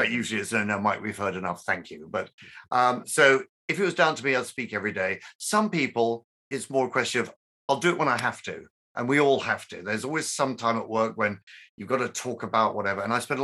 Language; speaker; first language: English; native; English